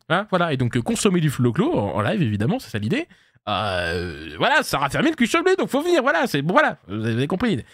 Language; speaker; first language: French; native; French